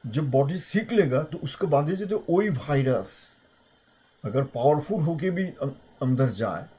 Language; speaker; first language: Hindi; native; Hindi